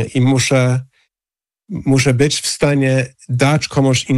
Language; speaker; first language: Polish; non-native, fluent; English